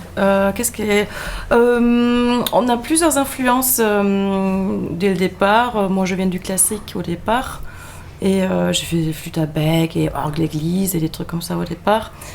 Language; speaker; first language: French; non-native, fluent; German